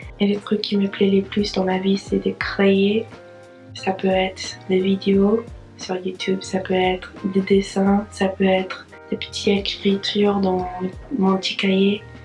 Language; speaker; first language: French; non-native, fluent; English